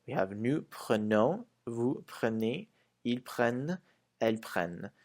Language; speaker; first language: French; non-native, fluent; English